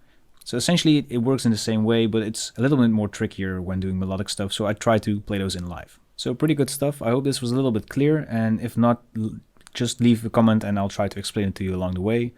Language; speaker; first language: English; non-native, fluent; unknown